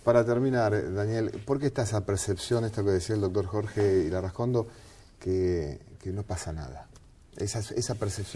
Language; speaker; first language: Spanish; native; Spanish